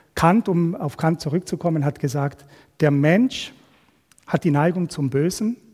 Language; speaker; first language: German; non-native, fluent; Spanish